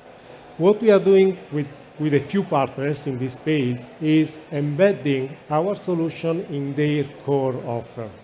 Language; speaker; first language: English; non-native, fluent; Italian